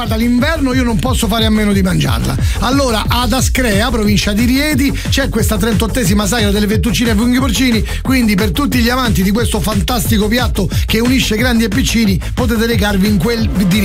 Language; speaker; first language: Italian; native; Italian